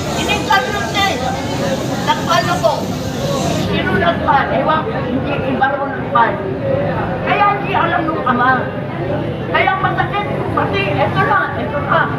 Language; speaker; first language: Filipino; non-native, local second language; Iloko